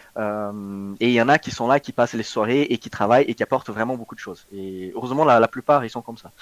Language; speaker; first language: French; non-native, fluent; Portuguese